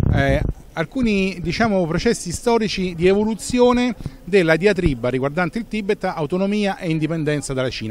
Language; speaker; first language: Italian; native; Italian